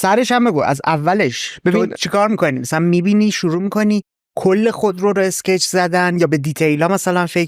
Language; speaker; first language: Persian; native; Persian